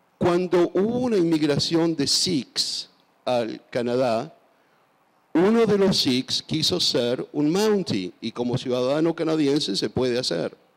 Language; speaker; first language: Spanish; non-native, local second language; English